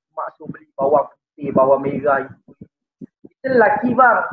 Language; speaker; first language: Malay; native; Malay